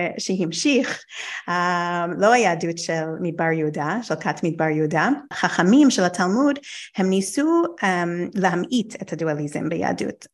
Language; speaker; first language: Hebrew; non-native, fluent; English